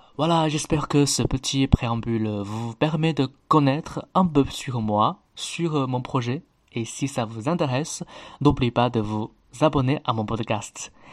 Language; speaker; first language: French; non-native, fluent; Chinese